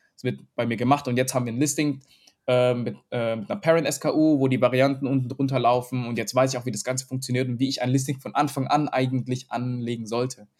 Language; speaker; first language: German; early bilingual, other home language; Vietnamese